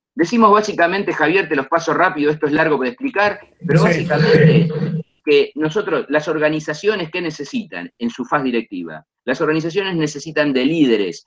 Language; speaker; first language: Spanish; native; Spanish